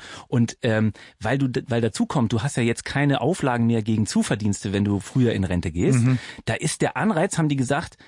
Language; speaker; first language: German; native; German